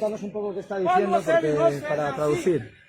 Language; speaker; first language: Spanish; native; Spanish